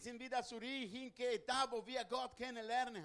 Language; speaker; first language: German; non-native, learner; Spanish